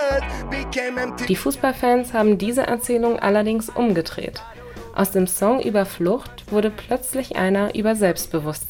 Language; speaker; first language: German; native; German